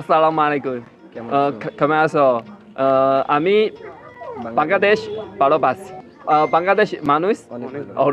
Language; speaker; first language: Bangla; non-native, learner; Chinese